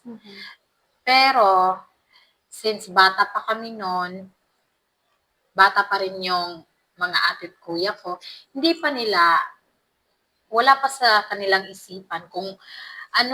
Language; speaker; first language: Filipino; non-native, local second language; Cebuano